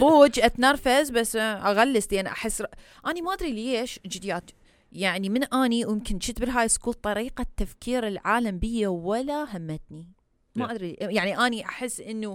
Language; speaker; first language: Arabic; early bilingual, heritage; Arabic